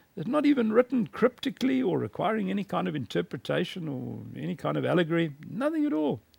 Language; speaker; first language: English; native; English